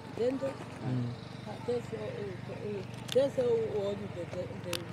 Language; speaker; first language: Portuguese; non-native, local second language; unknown